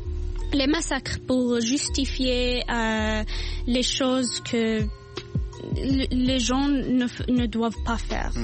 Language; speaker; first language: French; non-native, local second language; Arabic